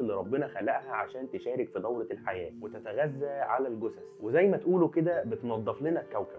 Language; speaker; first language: Arabic; native; Arabic